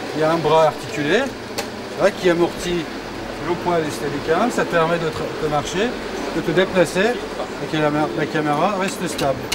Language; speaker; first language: French; non-native, fluent; Persian